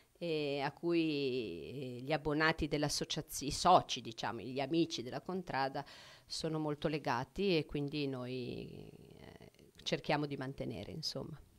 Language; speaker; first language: Italian; native; Italian